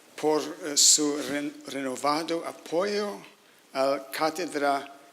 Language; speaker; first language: Spanish; non-native, learner; English